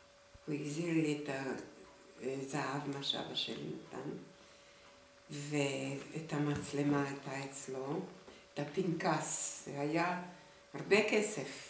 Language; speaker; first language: Hebrew; non-native, fluent; Hungarian